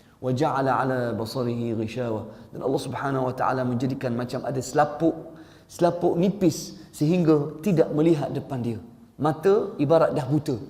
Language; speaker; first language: Malay; non-native, fluent; Arabic